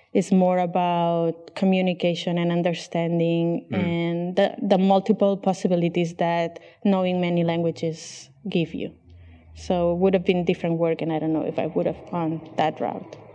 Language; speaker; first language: English; non-native, fluent; Catalan